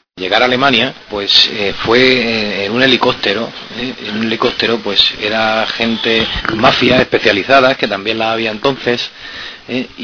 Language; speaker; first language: Spanish; native; Spanish